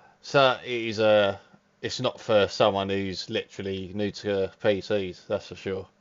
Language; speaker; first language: English; native; English